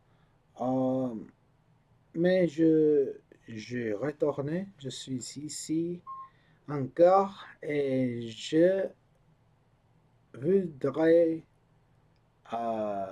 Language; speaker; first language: French; non-native, learner; English